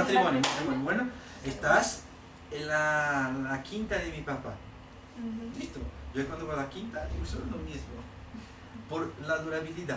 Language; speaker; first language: Spanish; non-native, learner; Portuguese